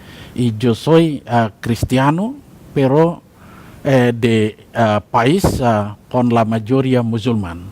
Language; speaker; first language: Spanish; non-native, learner; Indonesian